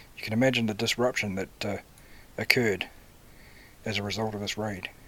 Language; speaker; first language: English; native; English